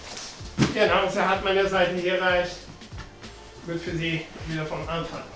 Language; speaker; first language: German; non-native, learner; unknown